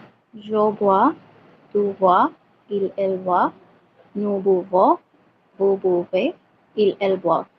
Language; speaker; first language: French; non-native, learner; Bangla